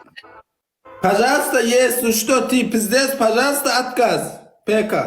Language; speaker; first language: Russian; non-native, learner; Turkmen